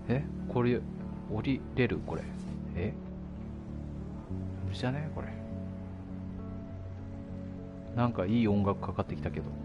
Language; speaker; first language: Japanese; native; Japanese